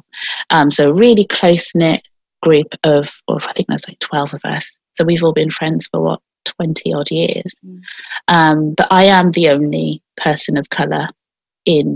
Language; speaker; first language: English; native; English